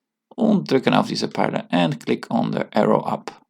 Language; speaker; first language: German; non-native, learner; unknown